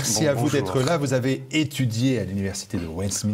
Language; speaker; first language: French; native; French